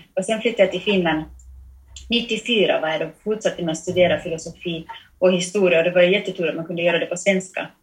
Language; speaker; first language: Swedish; early bilingual, heritage; German